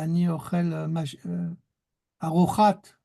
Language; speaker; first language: Hebrew; non-native, learner; French